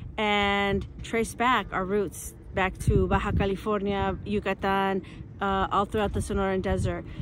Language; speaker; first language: English; early bilingual, other home language; Spanish